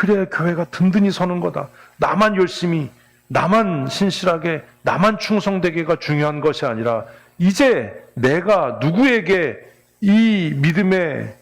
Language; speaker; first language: Korean; native; Korean